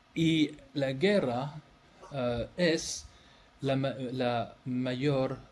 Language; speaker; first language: Spanish; non-native, fluent; French